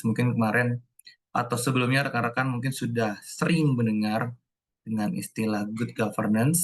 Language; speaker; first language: Indonesian; native; Indonesian